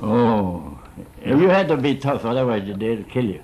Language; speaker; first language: English; non-native, fluent; Swedish